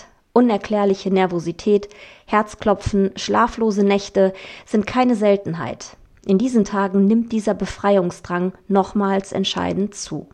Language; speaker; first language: German; native; German